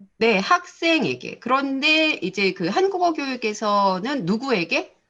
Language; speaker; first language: Korean; native; Korean